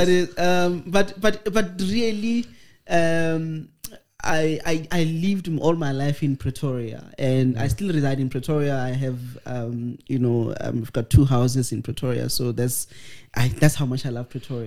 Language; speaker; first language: English; non-native, local second language; Northern Sotho